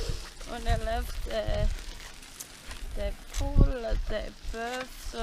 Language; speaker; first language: French; non-native, local second language; Malagasy